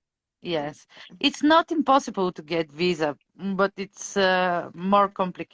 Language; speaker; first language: English; non-native, fluent; Bulgarian